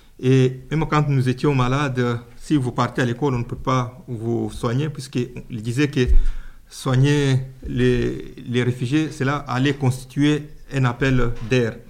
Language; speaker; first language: French; non-native, local second language; Luba-Lulua